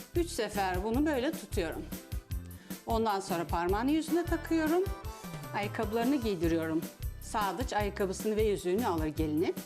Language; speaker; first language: Turkish; early bilingual, other home language; Serbian